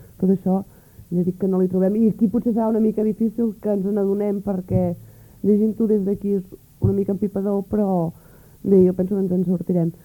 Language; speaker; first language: Catalan; native; Catalan